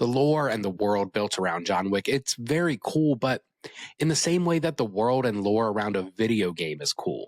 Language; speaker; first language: English; native; English